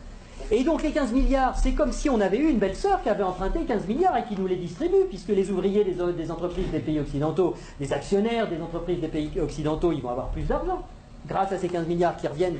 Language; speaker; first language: French; native; French